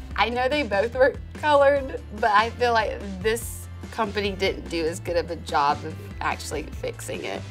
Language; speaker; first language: English; native; English